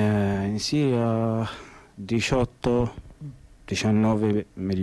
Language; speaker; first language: Italian; non-native, learner; Arabic